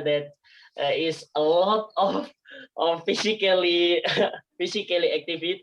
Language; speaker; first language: English; non-native, learner; Indonesian